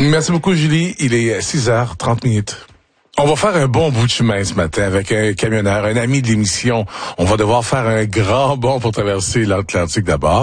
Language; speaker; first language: French; native; French